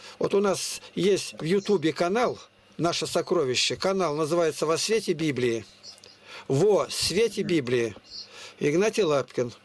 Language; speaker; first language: Russian; native; Russian